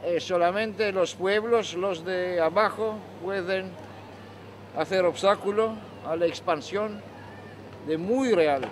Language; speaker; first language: Spanish; non-native, fluent; Greek